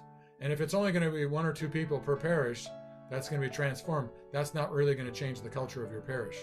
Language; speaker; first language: English; native; English